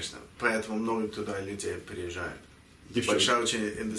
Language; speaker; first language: Russian; early bilingual, heritage; Russian